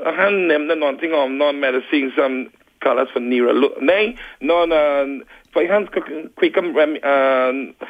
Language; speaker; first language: Swedish; non-native, fluent; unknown